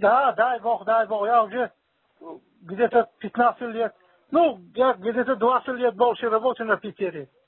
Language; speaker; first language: Russian; non-native, local second language; Tajik